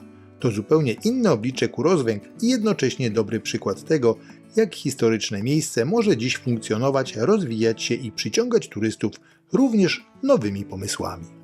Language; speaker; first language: Polish; native; Polish